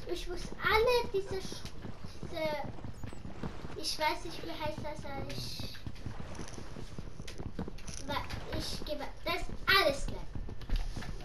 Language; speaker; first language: German; non-native, learner; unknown